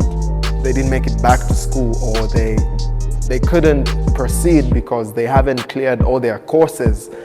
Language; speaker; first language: English; non-native, local second language; Bemba